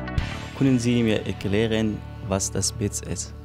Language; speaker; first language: German; non-native, learner; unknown